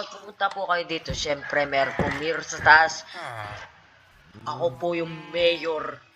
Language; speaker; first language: Filipino; native; Filipino